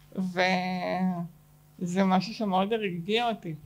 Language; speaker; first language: Hebrew; native; Hebrew